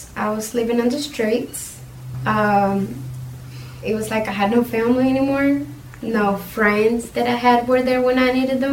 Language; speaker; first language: English; early bilingual, other home language; Spanish